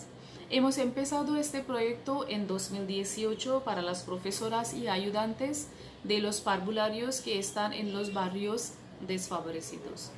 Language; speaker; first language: Spanish; non-native, fluent; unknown